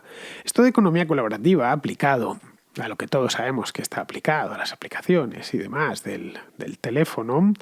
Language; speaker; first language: Spanish; native; Spanish